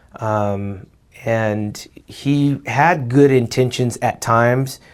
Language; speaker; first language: English; native; English